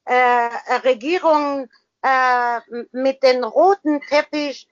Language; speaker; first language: German; non-native, learner; Persian